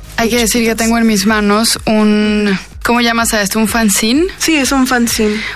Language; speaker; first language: Spanish; native; Spanish